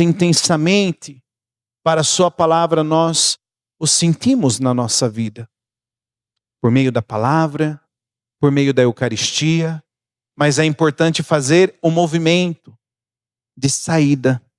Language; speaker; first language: Portuguese; native; Portuguese